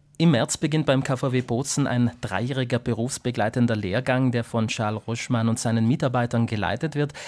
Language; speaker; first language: German; native; German